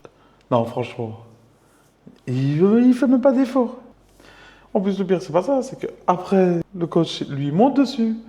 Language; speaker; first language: French; native; French